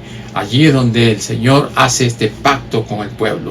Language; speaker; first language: Spanish; native; Spanish